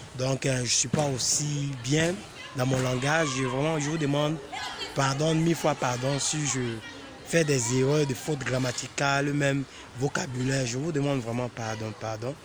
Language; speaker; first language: French; non-native, local second language; Lingala